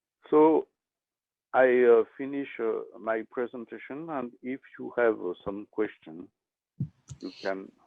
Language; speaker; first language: English; non-native, learner; French